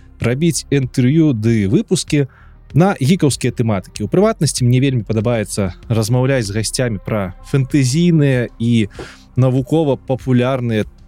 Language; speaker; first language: Belarusian; non-native, local second language; Russian